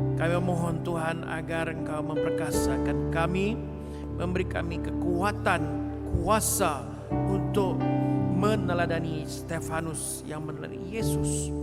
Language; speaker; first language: Malay; non-native, local second language; Iban